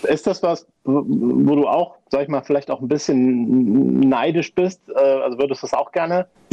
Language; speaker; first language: German; native; German